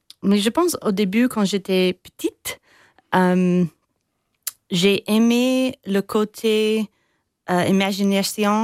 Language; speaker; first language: French; non-native, fluent; English